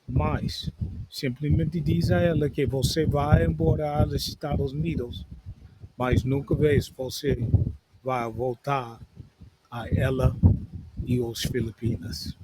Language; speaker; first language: Portuguese; non-native, learner; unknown